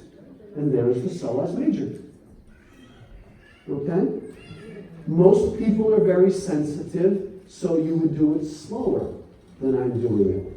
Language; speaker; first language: English; native; English